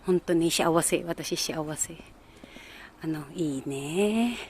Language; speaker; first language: Japanese; non-native, learner; Filipino